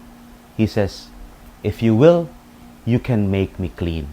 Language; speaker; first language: English; non-native, local second language; Filipino